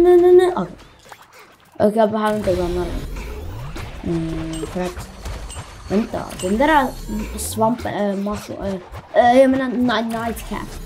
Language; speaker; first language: Swedish; early bilingual, other home language; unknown